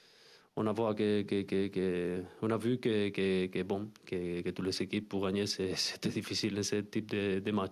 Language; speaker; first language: French; non-native, fluent; Spanish